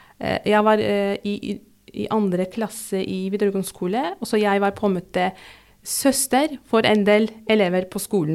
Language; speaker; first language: Norwegian; non-native, fluent; Turkish